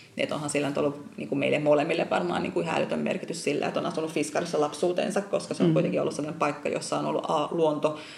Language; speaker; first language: Finnish; native; Finnish